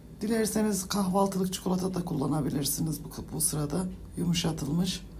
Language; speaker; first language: Turkish; native; Turkish